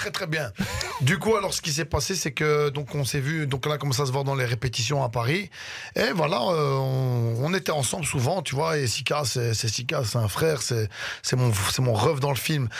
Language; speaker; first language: French; early bilingual, other home language; Arabic